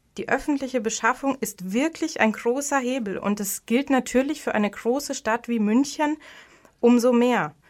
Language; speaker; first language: German; native; German